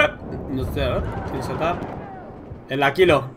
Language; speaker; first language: Spanish; native; Spanish